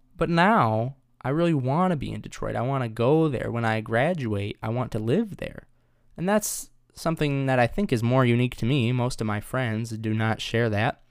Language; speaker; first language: English; native; English